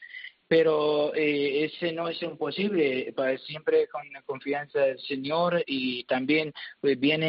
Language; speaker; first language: Spanish; non-native, learner; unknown